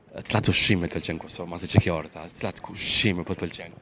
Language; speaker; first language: Albanian; native; Albanian